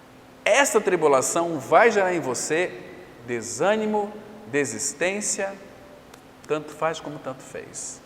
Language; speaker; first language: Portuguese; native; Portuguese